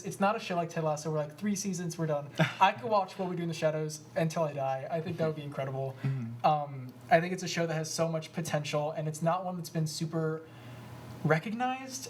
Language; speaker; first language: English; native; English